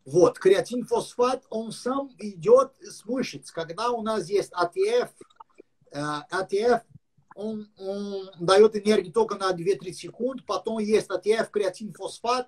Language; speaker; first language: Russian; non-native, learner; English